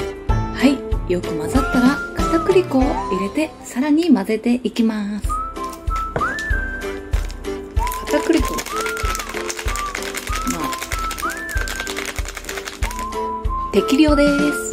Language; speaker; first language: Japanese; native; Japanese